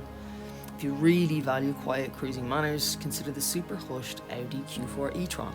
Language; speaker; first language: English; native; English